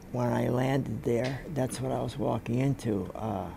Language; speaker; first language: English; native; English